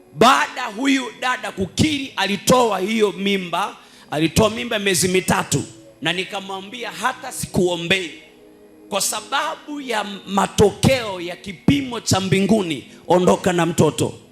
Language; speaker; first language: Swahili; native; Swahili